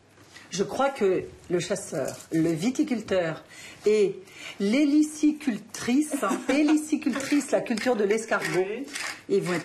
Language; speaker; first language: French; native; French